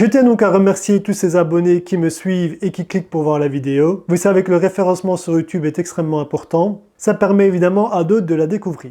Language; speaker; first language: French; native; French